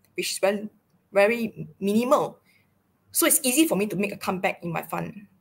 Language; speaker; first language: English; non-native, local second language; Chinese